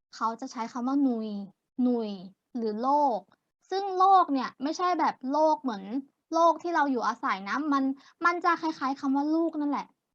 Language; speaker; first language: Thai; native; Thai